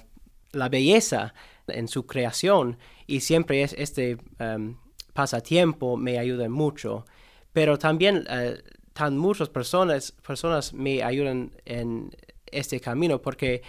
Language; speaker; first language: Spanish; non-native, learner; English